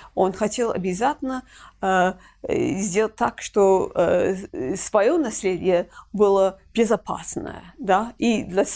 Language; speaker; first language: Russian; non-native, fluent; English